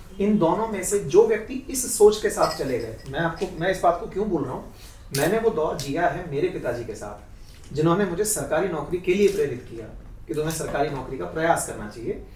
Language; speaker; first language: Hindi; native; Hindi